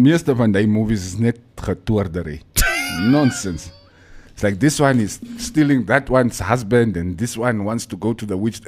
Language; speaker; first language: English; non-native, local second language; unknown